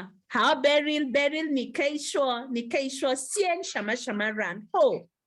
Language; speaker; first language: Chinese; non-native, fluent; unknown